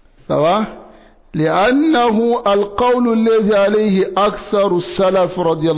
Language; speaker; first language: Arabic; non-native, fluent; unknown